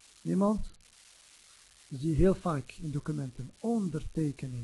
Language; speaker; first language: Dutch; non-native, fluent; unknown